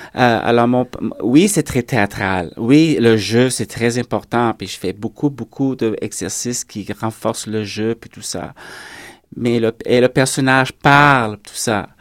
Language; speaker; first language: French; native; French